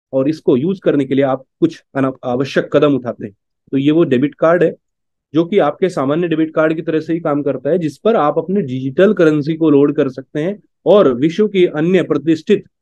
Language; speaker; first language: Hindi; native; Hindi